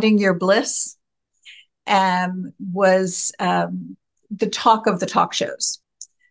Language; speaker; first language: English; native; English